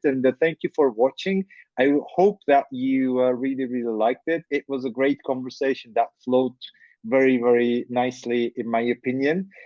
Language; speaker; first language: English; non-native, fluent; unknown